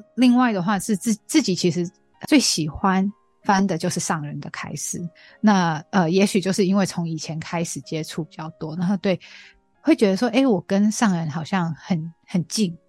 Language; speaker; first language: Chinese; non-native, fluent; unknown